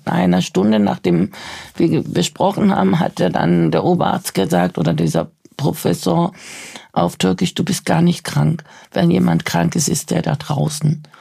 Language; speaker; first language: German; early bilingual, other home language; Turkish